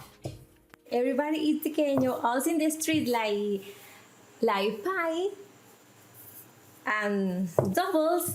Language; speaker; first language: English; non-native, learner; Spanish